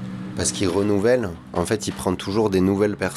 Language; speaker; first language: French; native; French